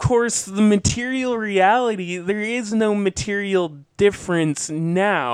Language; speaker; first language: English; native; English